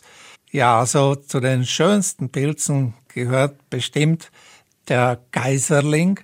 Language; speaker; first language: German; native; German